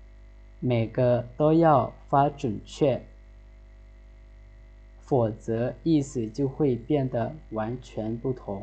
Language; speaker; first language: Chinese; non-native, fluent; Lao